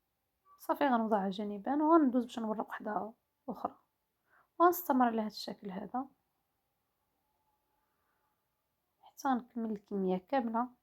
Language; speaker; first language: Arabic; native; Arabic